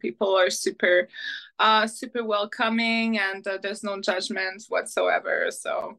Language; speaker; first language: English; non-native, fluent; French